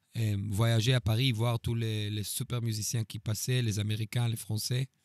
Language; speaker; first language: French; non-native, fluent; Hebrew